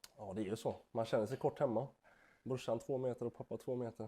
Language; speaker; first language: Swedish; native; Swedish